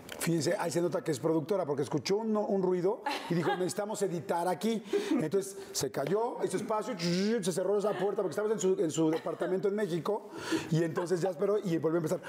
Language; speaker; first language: Spanish; native; Spanish